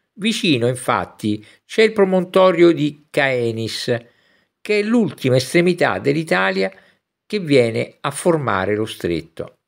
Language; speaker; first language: Italian; native; Italian